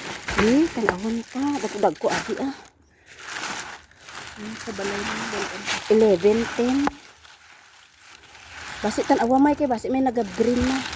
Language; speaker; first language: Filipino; non-native, local second language; Hiligaynon